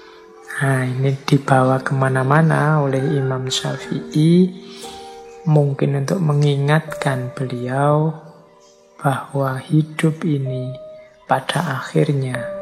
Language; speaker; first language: Indonesian; native; Indonesian